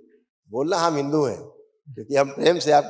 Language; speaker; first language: Hindi; native; Hindi